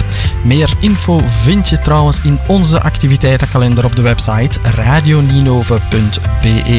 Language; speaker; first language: Dutch; native; Dutch